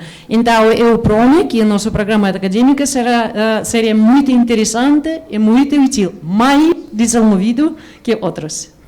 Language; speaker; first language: Portuguese; non-native, learner; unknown